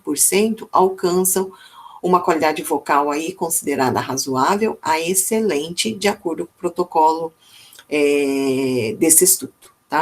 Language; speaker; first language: Portuguese; native; Portuguese